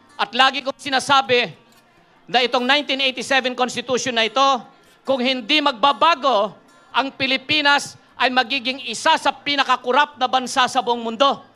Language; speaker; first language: Filipino; non-native, local second language; Iloko